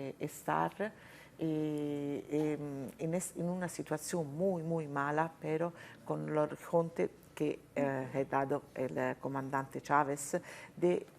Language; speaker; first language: Spanish; non-native, fluent; Italian